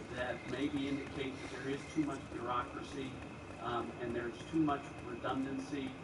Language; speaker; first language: English; native; English